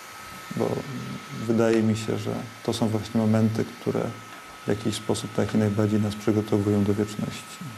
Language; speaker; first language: Polish; native; Polish